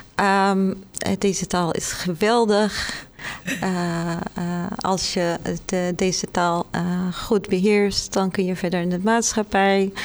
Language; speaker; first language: Dutch; non-native, fluent; Arabic